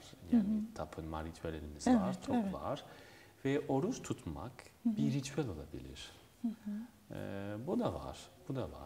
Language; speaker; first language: Turkish; non-native, fluent; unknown